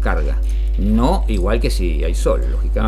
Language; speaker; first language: Spanish; native; Spanish